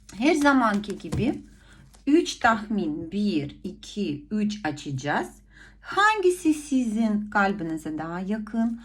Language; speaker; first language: Turkish; non-native, fluent; Ukrainian